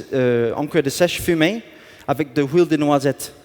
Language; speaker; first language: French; non-native, learner; English